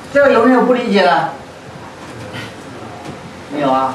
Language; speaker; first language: Chinese; native; Chinese